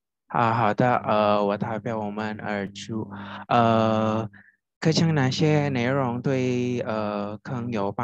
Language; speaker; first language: Chinese; non-native, fluent; Indonesian